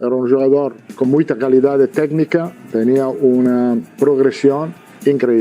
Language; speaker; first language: Portuguese; non-native, learner; Italian